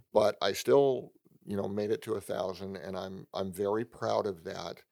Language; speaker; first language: English; native; English